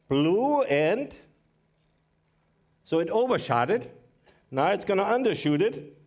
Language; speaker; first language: English; non-native, fluent; German